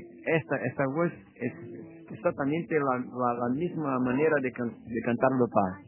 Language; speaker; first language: Spanish; non-native, fluent; Portuguese